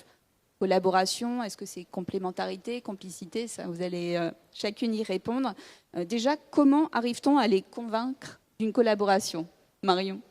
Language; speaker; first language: French; native; French